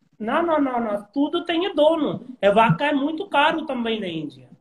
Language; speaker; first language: Portuguese; non-native, learner; Hindi